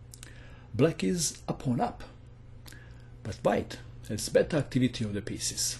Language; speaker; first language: English; non-native, fluent; Croatian